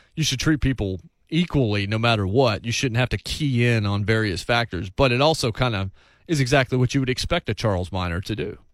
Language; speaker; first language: English; native; English